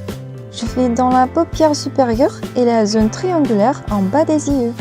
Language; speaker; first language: French; non-native, learner; Korean